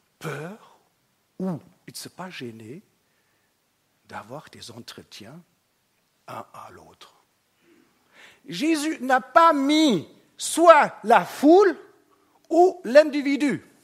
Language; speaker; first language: French; non-native, fluent; German